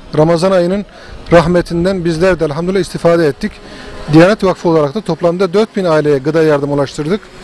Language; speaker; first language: Turkish; native; Turkish